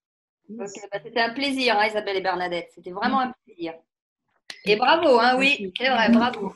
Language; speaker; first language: French; native; French